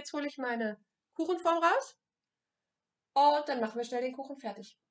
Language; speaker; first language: German; non-native, fluent; French